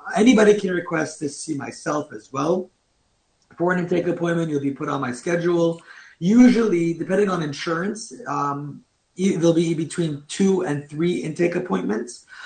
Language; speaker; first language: English; native; English